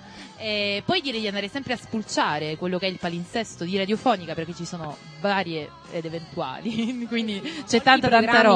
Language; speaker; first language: Italian; native; Italian